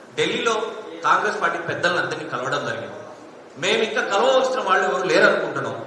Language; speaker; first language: Telugu; non-native, local second language; Lambadi